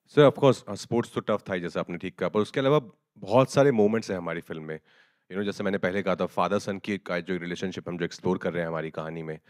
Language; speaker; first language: Hindi; native; Hindi